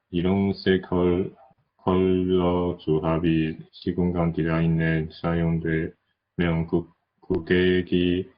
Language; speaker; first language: Korean; non-native, learner; Chinese